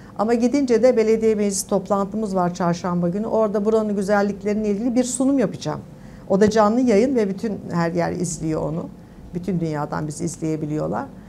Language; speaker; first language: Turkish; native; Turkish